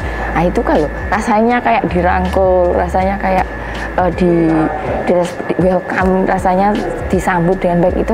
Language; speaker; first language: Indonesian; native; Indonesian